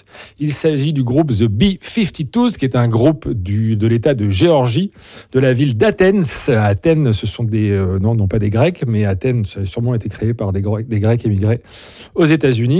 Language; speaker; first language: French; native; French